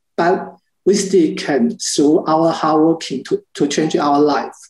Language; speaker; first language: English; non-native, learner; Chinese